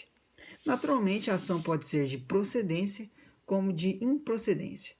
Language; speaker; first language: Portuguese; native; Portuguese